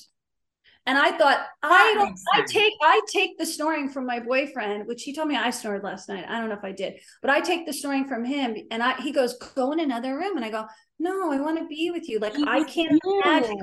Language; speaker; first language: English; native; English